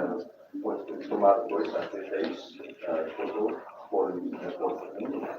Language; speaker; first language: Spanish; non-native, learner; Chinese